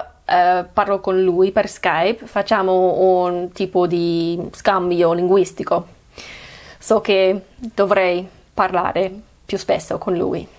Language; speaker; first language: Italian; non-native, learner; English